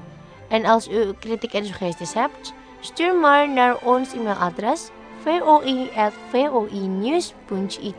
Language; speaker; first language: Dutch; non-native, learner; Indonesian